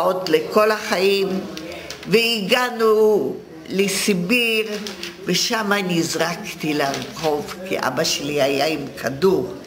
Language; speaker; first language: Hebrew; non-native, fluent; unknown